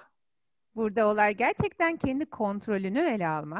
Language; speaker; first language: Turkish; native; Turkish